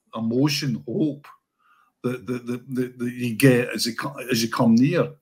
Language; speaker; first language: English; native; English